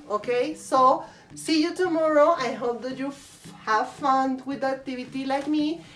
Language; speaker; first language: English; non-native, learner; Spanish